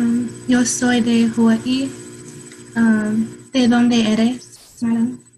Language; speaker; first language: Spanish; non-native, learner; English